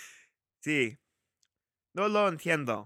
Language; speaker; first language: Spanish; non-native, learner; English